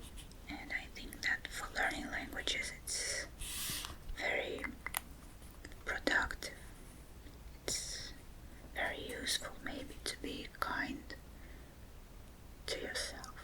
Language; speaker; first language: English; non-native, fluent; Russian